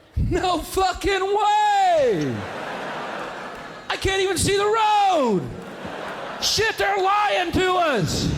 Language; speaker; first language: English; native; English